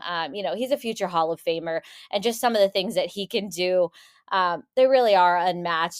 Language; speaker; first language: English; native; English